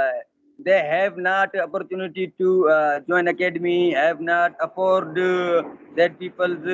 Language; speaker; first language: English; non-native, learner; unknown